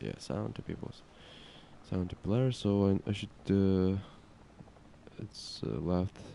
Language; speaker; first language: English; non-native, learner; Ukrainian